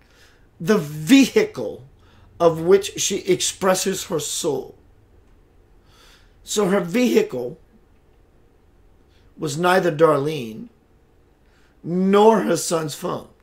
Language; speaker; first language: English; native; English